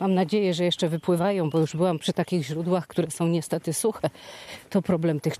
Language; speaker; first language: Polish; native; Polish